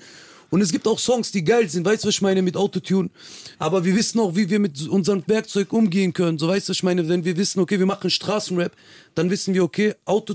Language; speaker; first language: German; early bilingual, other home language; Kurdish